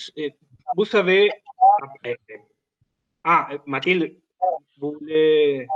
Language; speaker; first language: French; non-native, learner; Spanish